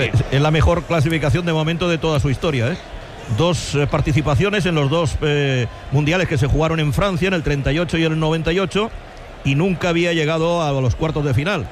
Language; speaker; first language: Spanish; native; Spanish